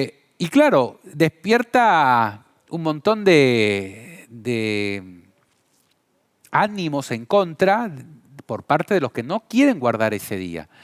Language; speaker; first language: Spanish; native; Spanish